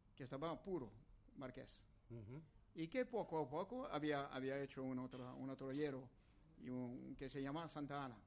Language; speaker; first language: Spanish; non-native, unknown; French